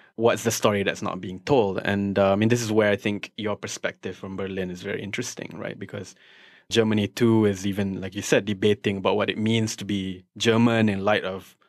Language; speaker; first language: English; non-native, local second language; Malay